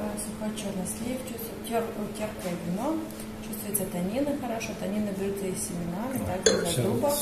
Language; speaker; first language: Russian; non-native, local second language; Romanian